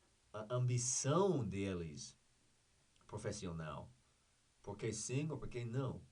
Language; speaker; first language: Portuguese; non-native, fluent; English